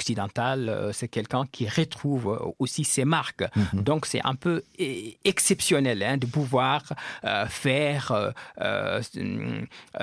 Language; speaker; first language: French; non-native, local second language; Fula